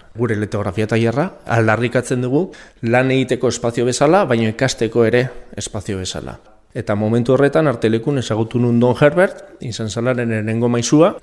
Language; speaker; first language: Basque; non-native, local second language; Spanish